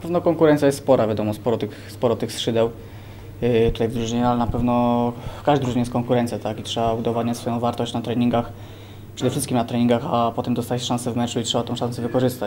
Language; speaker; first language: Polish; native; Polish